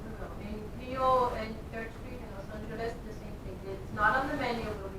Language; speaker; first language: English; non-native, fluent; French